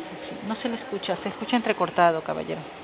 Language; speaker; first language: Spanish; native; Spanish